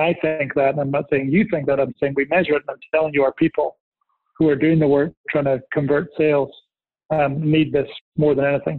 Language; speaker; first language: English; native; English